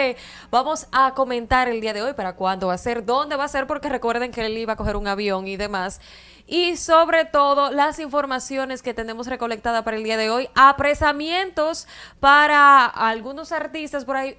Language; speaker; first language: Spanish; native; Spanish